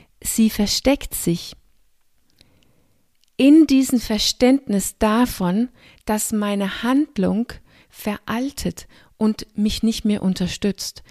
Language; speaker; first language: German; non-native, fluent; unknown